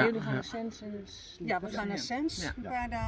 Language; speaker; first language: Dutch; native; Dutch